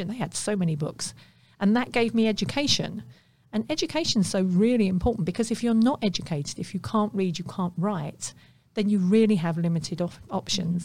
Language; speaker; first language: English; native; English